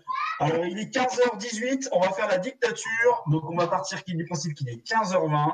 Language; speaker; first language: French; native; French